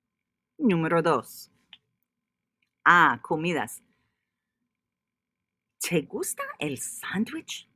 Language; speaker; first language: Spanish; non-native, fluent; English